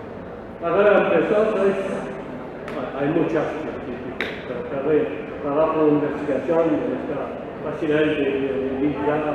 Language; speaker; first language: Spanish; non-native, learner; French